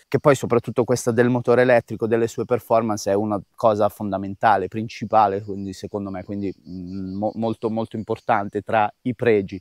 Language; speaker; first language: Italian; native; Italian